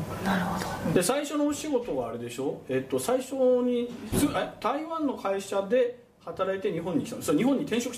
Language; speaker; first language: Japanese; native; Japanese